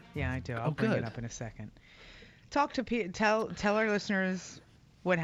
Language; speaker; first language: English; native; English